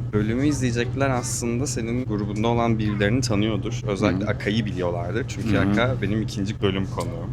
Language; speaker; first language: Turkish; native; Turkish